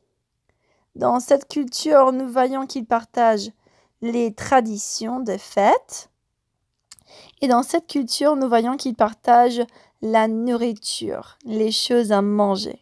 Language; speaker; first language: French; non-native, fluent; Spanish